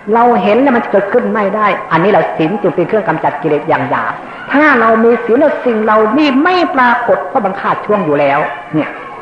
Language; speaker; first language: Thai; native; Thai